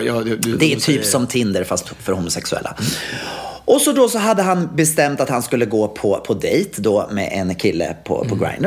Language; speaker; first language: Swedish; native; Swedish